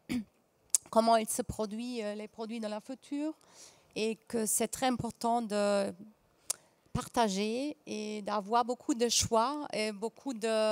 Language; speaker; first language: French; non-native, fluent; German